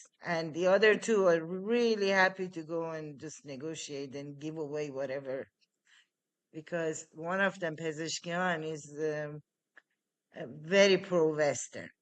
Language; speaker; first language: English; non-native, fluent; Persian